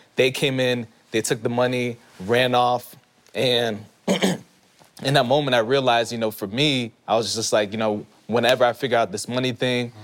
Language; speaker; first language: English; early bilingual, other home language; Haitian Creole